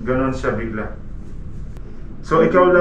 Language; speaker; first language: Filipino; non-native, learner; Arabic